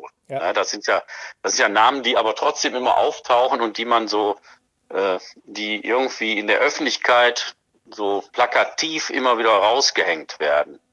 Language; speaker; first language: German; native; German